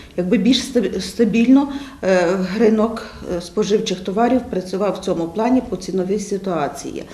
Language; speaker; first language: Ukrainian; native; Ukrainian